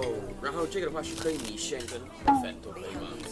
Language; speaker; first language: Chinese; non-native, fluent; English